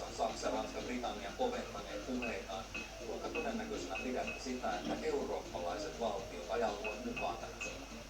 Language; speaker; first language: Finnish; native; Finnish